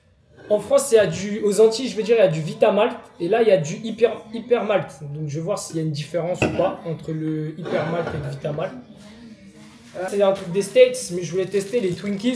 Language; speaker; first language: French; native; French